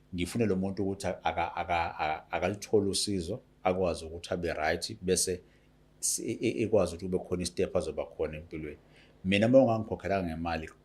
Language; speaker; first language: Zulu; native; Zulu